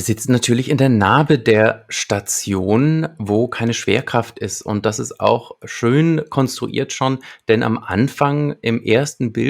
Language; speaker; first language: German; native; German